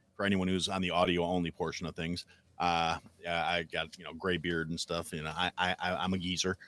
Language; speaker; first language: English; native; English